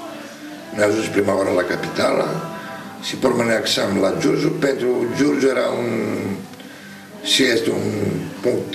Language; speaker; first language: Romanian; non-native, learner; Greek